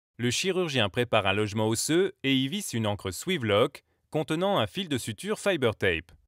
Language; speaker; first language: French; native; French